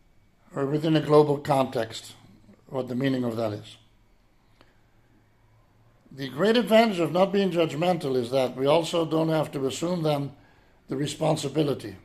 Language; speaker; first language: English; non-native, fluent; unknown